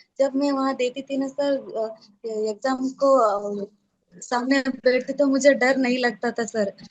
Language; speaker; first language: Hindi; non-native, local second language; Kannada